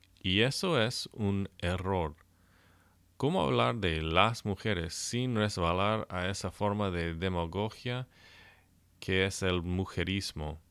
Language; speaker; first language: Spanish; non-native, learner; English